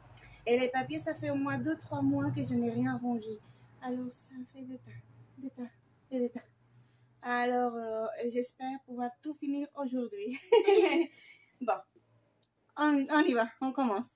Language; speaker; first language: French; non-native, fluent; Spanish